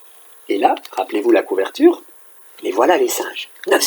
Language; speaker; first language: French; native; French